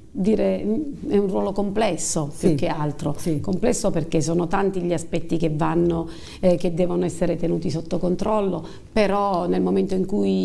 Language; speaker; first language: Italian; native; Italian